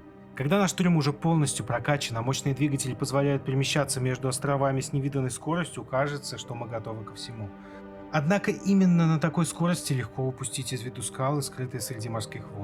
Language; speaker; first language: Russian; native; Russian